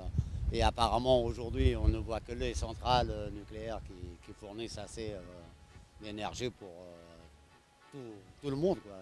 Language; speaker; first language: French; native; French